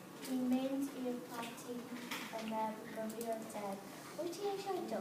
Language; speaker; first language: Welsh; non-native, learner; English